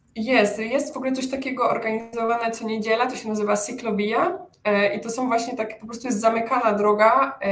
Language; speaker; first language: Polish; native; Polish